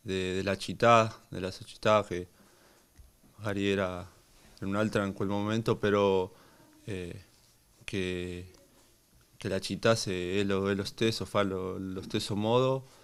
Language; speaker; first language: Italian; non-native, learner; Spanish